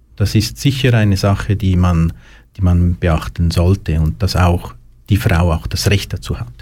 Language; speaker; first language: German; native; German